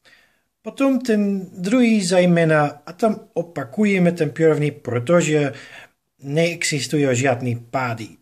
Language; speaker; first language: Czech; non-native, fluent; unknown